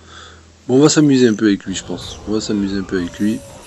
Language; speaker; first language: French; native; French